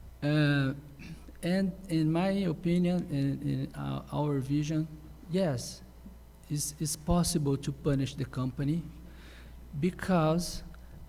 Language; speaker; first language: English; non-native, learner; Portuguese